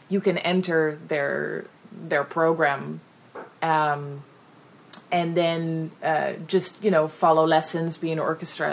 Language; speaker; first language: English; non-native, fluent; Dutch